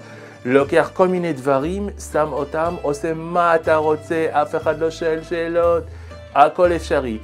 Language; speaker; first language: Hebrew; non-native, learner; Swedish